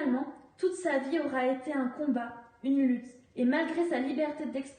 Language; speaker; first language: French; native; French